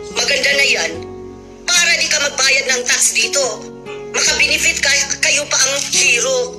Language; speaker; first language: Filipino; non-native, local second language; Cebuano